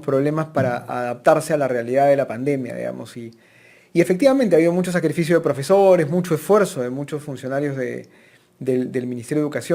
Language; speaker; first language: Spanish; native; Spanish